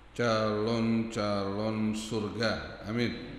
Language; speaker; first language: Indonesian; native; Indonesian